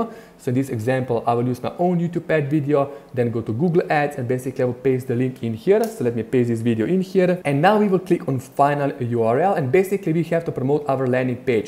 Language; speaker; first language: English; non-native, fluent; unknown